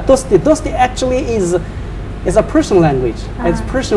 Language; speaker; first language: English; non-native, fluent; Chinese